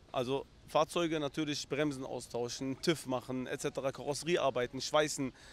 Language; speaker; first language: German; early bilingual, other home language; Arabic